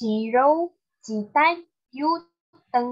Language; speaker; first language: Chinese; non-native, learner; Malay